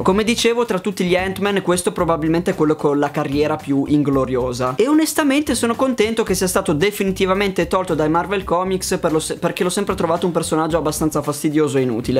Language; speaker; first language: Italian; native; Italian